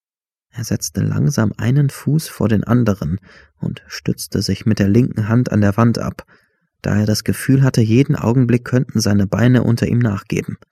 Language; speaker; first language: German; native; German